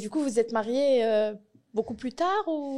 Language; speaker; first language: French; native; French